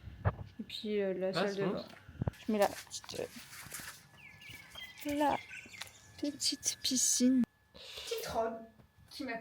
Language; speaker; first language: French; native; French